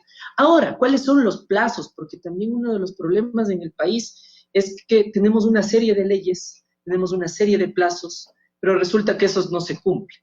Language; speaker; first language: Spanish; native; Spanish